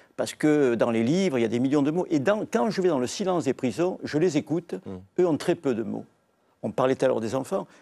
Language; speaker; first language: French; native; French